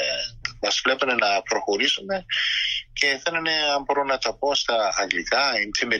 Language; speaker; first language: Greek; early bilingual, heritage; Greek